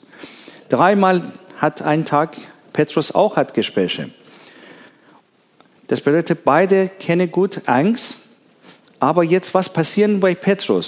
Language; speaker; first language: German; non-native, learner; Persian